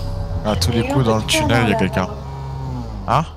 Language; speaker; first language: French; native; French